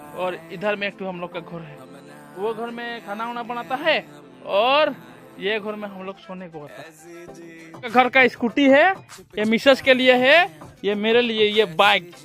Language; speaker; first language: Hindi; non-native, local second language; Assamese